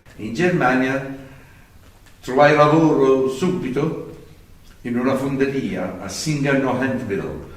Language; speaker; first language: Italian; native; Italian